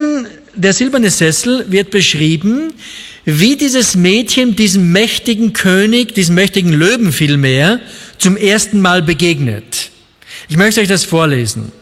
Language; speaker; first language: German; native; German